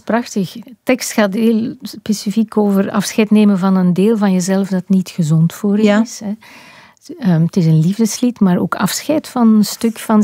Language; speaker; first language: Dutch; native; Dutch